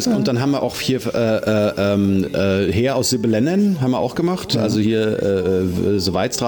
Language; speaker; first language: German; native; German